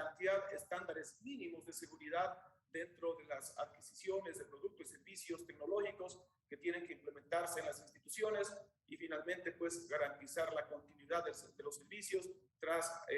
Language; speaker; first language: Spanish; native; Spanish